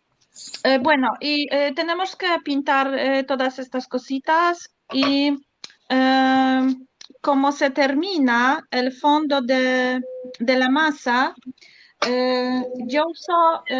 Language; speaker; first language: Spanish; non-native, learner; Polish